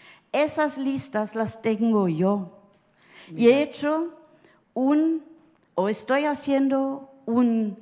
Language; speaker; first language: Spanish; early bilingual, heritage; Spanish